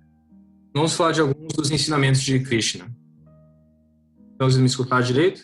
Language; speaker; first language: Portuguese; native; Portuguese